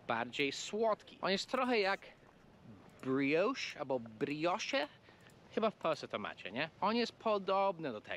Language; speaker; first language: Polish; non-native, fluent; English